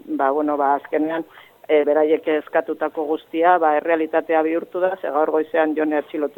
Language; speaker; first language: Basque; native; Basque